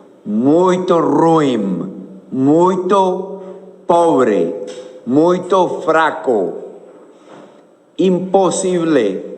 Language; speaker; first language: Portuguese; non-native, learner; Spanish